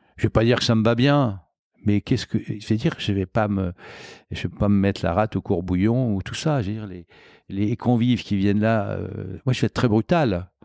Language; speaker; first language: French; native; French